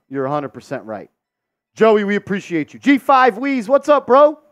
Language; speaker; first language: English; native; English